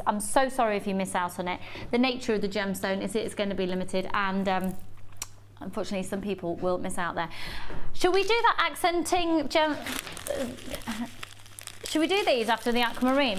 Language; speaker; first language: English; native; English